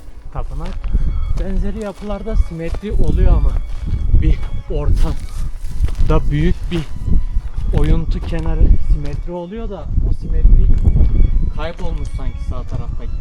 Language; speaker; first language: Turkish; native; Turkish